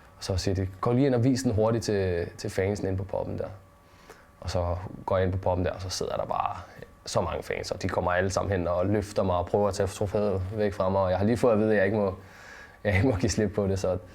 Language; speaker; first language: Danish; native; Danish